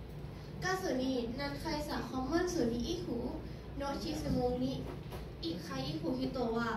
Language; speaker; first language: Japanese; non-native, learner; Thai